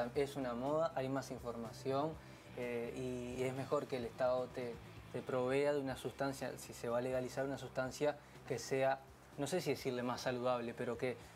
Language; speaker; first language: Spanish; native; Spanish